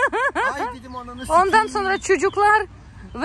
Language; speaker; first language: Turkish; non-native, learner; Russian